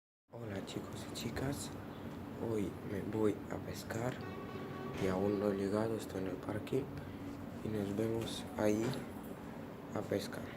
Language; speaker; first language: Spanish; non-native, local second language; Catalan